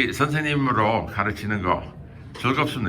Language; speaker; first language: Korean; non-native, fluent; English